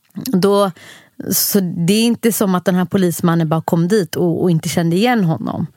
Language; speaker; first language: Swedish; early bilingual, other home language; Somali